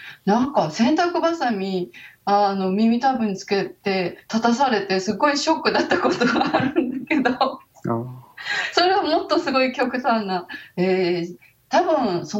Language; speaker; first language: Japanese; native; Japanese